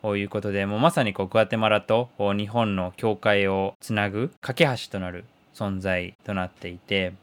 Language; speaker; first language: Japanese; native; Japanese